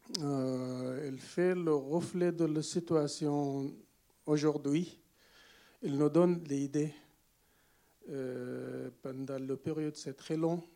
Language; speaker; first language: French; non-native, learner; Arabic